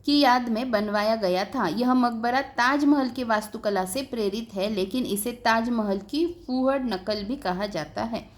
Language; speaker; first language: Hindi; non-native, local second language; Marathi